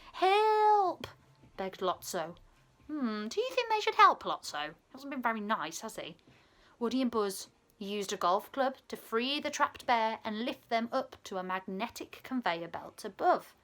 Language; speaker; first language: English; native; English